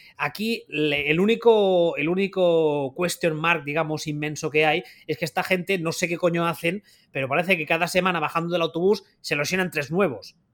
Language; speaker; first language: Spanish; native; Spanish